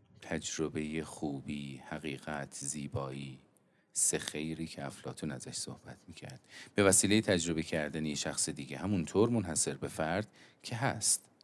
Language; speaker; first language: Persian; native; Persian